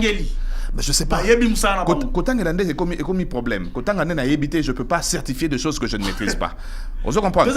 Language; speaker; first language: French; non-native, local second language; Lingala